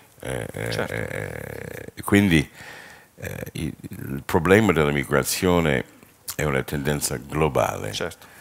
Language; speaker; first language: Italian; non-native, fluent; English